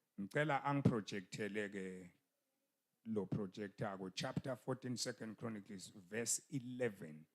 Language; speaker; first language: Zulu; non-native, local second language; Swati